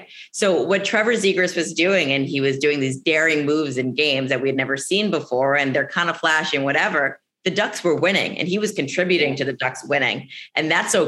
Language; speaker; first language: English; native; English